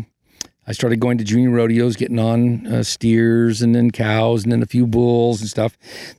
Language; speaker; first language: English; native; English